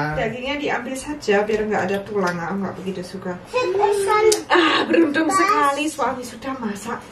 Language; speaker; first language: Indonesian; non-native, fluent; German